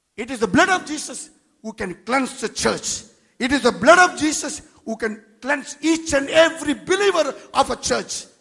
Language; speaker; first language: English; non-native, local second language; Tamil